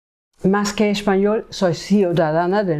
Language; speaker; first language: Spanish; non-native, fluent; German